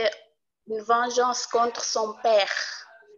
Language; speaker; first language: French; non-native, local second language; Wolof